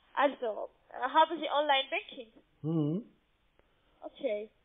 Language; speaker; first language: German; non-native, learner; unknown